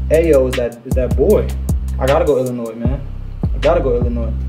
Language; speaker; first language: English; native; English